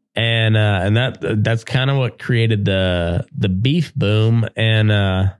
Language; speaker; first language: English; native; English